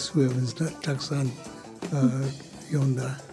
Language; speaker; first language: Japanese; non-native, learner; English